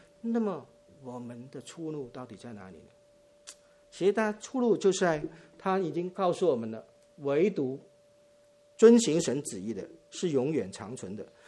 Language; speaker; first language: Chinese; non-native, local second language; Cantonese